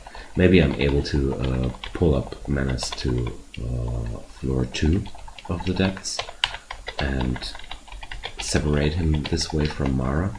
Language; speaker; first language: English; non-native, fluent; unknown